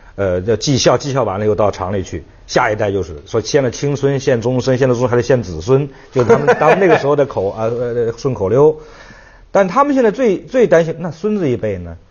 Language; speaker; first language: Chinese; native; Chinese